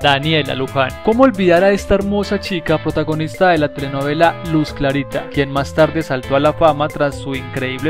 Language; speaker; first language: Spanish; native; Spanish